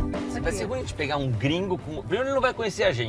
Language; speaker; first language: Portuguese; native; Portuguese